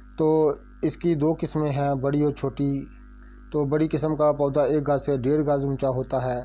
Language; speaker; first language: Urdu; non-native, local second language; Punjabi